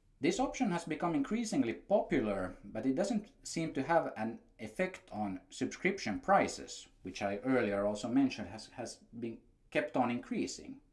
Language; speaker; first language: English; non-native, fluent; Finnish